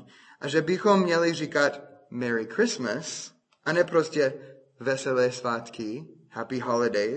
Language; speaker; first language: Czech; non-native, fluent; English